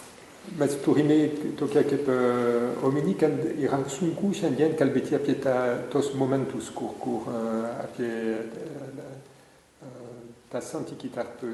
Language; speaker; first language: Lithuanian; non-native, learner; French